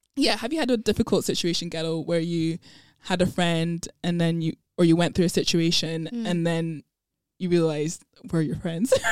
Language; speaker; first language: English; non-native, local second language; Akan